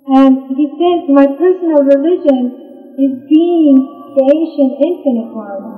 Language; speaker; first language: English; non-native, fluent; Persian